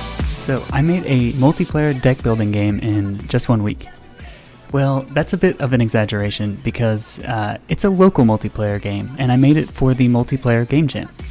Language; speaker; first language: English; native; English